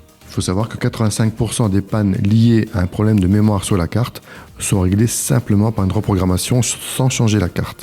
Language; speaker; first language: French; native; French